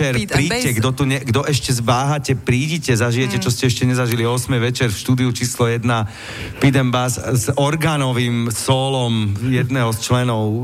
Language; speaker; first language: Slovak; native; Slovak